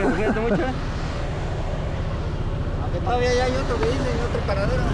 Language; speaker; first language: Spanish; native; Spanish